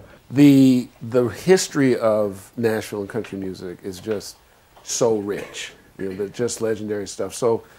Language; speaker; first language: English; native; English